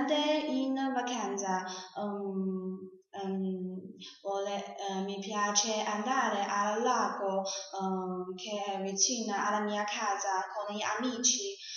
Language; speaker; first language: Italian; non-native, learner; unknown